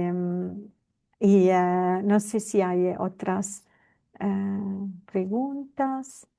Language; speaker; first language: Spanish; non-native, fluent; Italian